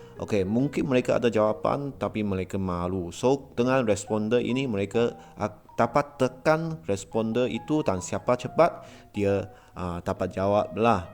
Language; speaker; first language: Malay; non-native, local second language; Chinese